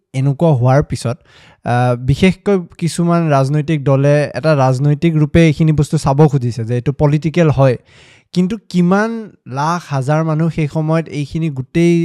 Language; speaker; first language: Assamese; native; Assamese